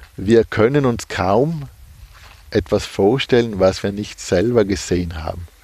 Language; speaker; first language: German; native; German